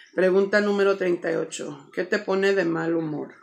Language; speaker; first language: Spanish; early bilingual, heritage; Spanish